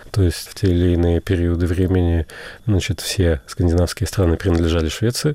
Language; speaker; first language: Russian; native; Russian